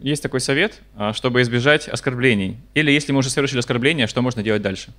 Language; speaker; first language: Russian; native; Russian